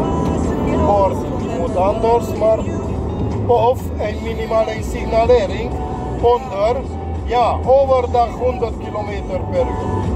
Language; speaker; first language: Dutch; non-native, learner; Hungarian